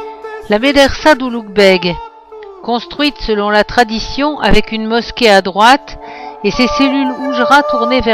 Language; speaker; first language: French; native; French